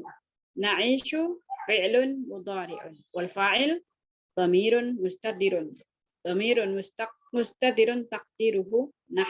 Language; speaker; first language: Arabic; non-native, fluent; Indonesian